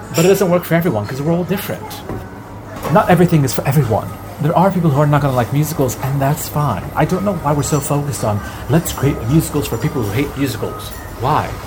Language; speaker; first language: English; early bilingual, other home language; Arabic